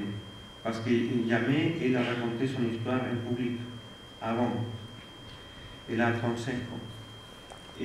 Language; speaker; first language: French; non-native, fluent; Spanish